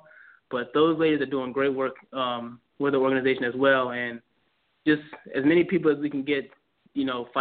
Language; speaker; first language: English; native; English